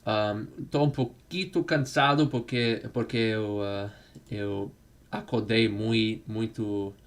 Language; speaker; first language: Portuguese; non-native, learner; English